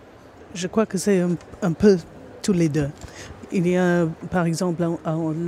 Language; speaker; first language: French; non-native, fluent; English